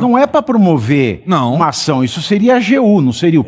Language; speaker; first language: Portuguese; native; Portuguese